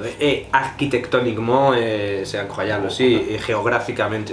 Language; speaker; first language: French; non-native, fluent; Spanish